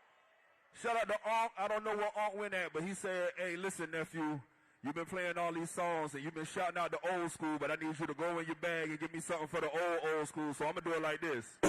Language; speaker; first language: English; native; English